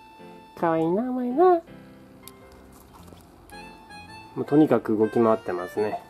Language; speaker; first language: Japanese; native; Japanese